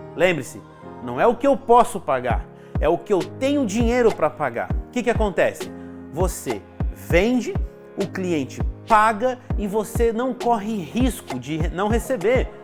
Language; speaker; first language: Portuguese; native; Portuguese